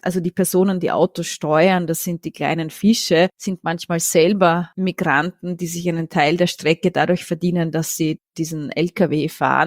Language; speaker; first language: German; native; German